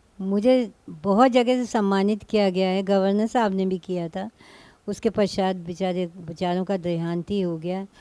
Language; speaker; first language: Hindi; native; Hindi